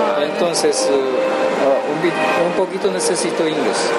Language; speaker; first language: Spanish; non-native, learner; Japanese